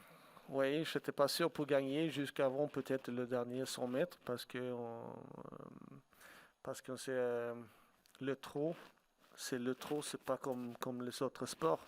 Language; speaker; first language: French; non-native, fluent; Swedish